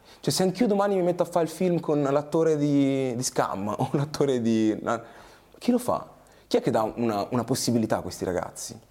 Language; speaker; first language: Italian; early bilingual, other home language; Portuguese